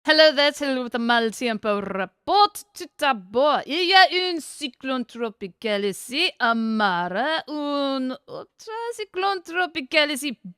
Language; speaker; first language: French; non-native, learner; English